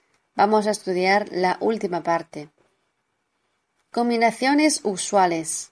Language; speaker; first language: Spanish; non-native, fluent; Chinese